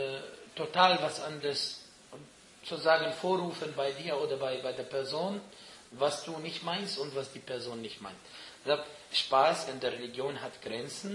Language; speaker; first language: German; non-native, fluent; Arabic